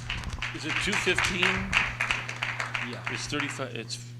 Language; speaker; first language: English; native; English